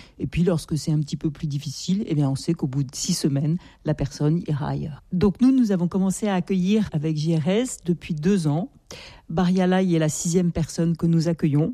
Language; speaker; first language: French; native; French